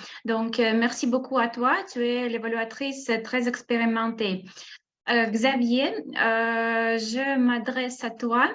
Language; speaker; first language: French; non-native, fluent; Russian